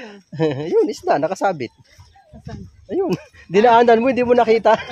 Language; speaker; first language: Filipino; native; Filipino